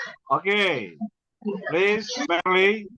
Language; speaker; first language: English; non-native, learner; Indonesian